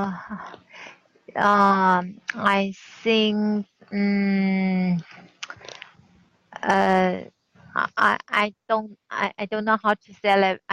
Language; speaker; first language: English; non-native, learner; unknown